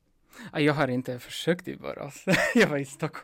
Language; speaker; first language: Swedish; non-native, fluent; Polish